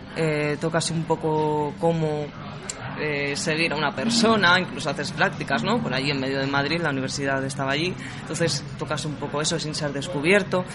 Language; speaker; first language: Spanish; native; Spanish